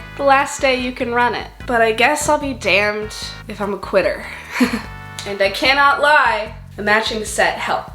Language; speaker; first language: English; native; English